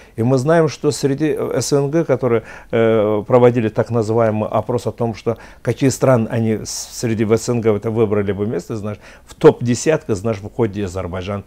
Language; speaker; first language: Russian; non-native, local second language; Azerbaijani